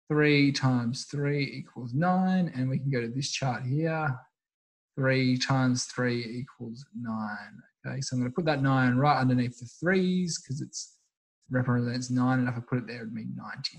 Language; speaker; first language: English; native; English